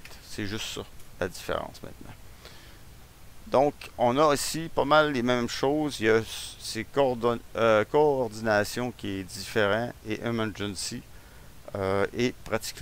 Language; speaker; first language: French; native; French